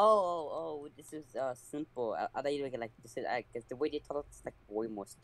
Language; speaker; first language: English; native; English